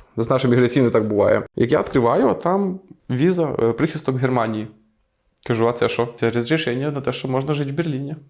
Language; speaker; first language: Ukrainian; native; Ukrainian